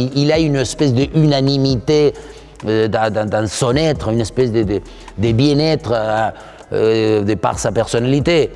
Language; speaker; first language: French; non-native, fluent; Spanish